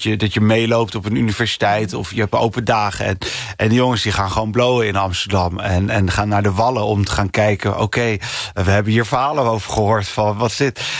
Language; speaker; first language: Dutch; early bilingual, other home language; Punjabi